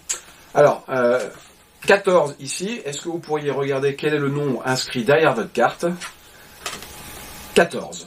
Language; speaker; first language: French; native; French